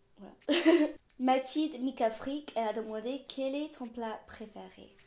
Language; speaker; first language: French; non-native, fluent; English